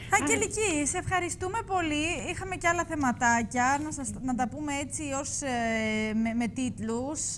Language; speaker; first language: Greek; native; Greek